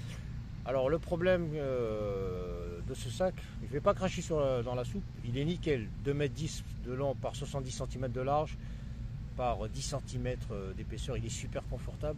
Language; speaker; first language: French; non-native, local second language; Arabic